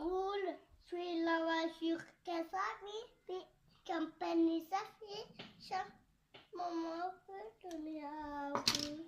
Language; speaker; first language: French; native; French